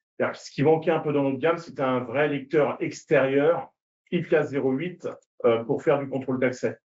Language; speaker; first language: French; native; French